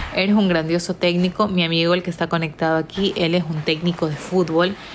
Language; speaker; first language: Spanish; native; Spanish